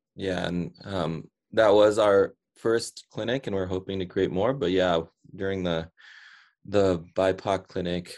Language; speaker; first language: English; early bilingual, other home language; Hindi